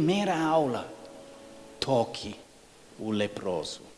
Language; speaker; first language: Portuguese; non-native, fluent; English